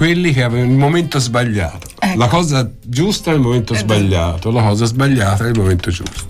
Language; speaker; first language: Italian; native; Italian